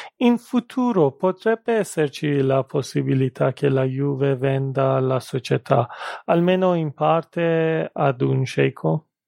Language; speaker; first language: Italian; non-native, fluent; Persian